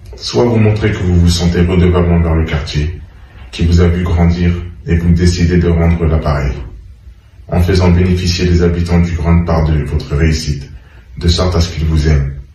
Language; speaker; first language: French; native; French